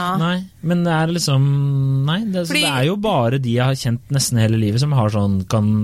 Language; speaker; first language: Norwegian; native; Norwegian